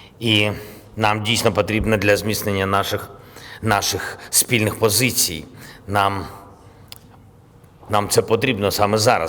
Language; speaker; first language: Ukrainian; non-native, local second language; Russian